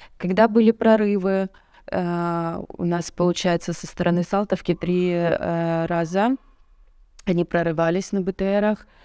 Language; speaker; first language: Russian; native; Russian